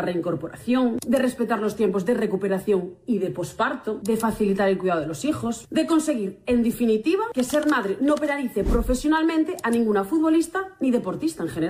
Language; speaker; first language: Spanish; native; Spanish